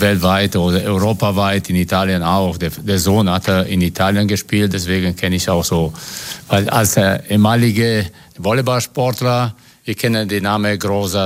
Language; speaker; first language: German; non-native, learner; Italian